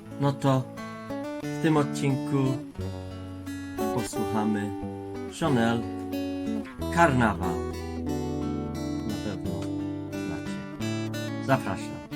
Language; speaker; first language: Polish; non-native, fluent; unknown